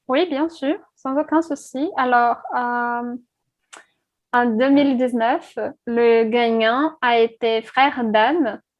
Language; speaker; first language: French; non-native, fluent; Portuguese